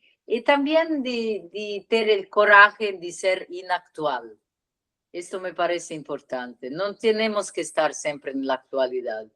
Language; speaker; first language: Spanish; non-native, learner; Italian